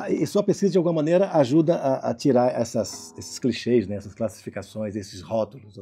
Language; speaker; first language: Portuguese; native; Portuguese